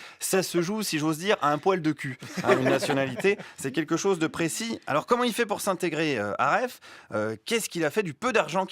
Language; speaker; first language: French; native; French